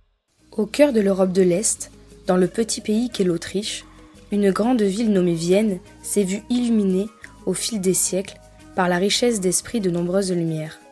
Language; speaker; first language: French; native; French